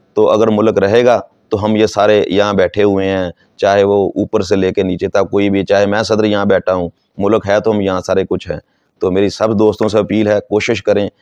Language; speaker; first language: Urdu; non-native, local second language; Saraiki